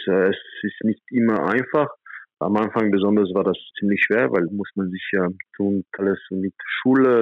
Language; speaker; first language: German; non-native, fluent; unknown